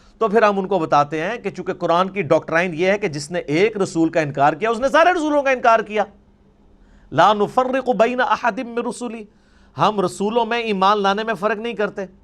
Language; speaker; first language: Urdu; non-native, local second language; Punjabi